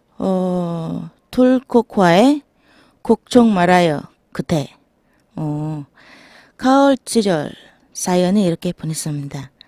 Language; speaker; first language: Korean; non-native, learner; Filipino